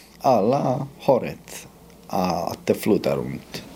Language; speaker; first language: Swedish; non-native, fluent; Romanian